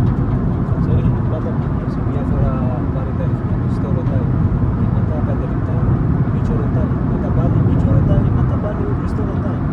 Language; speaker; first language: Greek; non-native, learner; Urdu